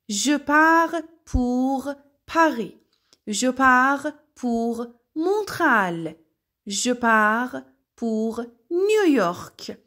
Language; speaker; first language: French; non-native, fluent; Persian